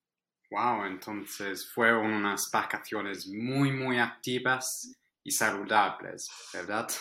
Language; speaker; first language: Spanish; non-native, fluent; English